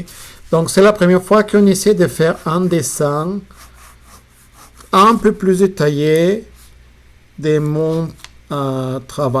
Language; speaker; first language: French; non-native, fluent; Spanish